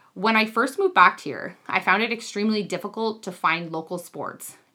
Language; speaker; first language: English; native; English